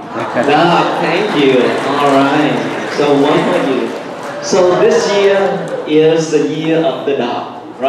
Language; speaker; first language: English; non-native, fluent; Vietnamese